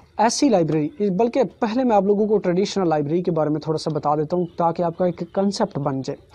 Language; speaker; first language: Urdu; native; Urdu